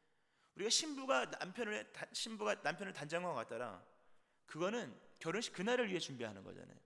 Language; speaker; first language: Korean; native; Korean